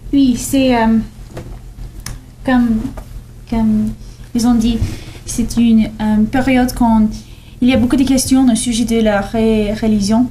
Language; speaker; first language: French; non-native, learner; English